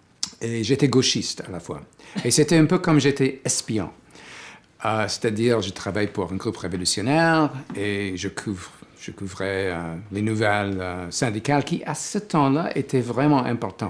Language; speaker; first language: French; non-native, fluent; English